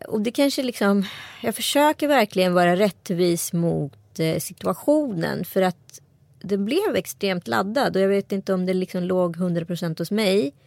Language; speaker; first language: Swedish; native; Swedish